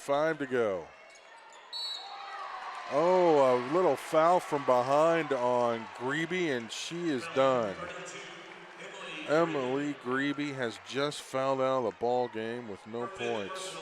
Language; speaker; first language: English; native; English